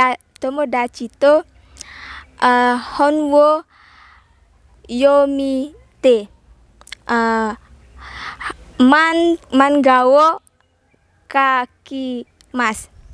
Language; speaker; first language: Japanese; non-native, learner; Indonesian